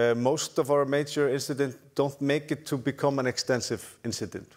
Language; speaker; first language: English; non-native, fluent; Icelandic